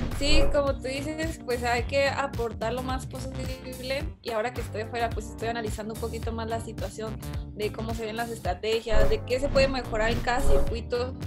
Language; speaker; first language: Spanish; native; Spanish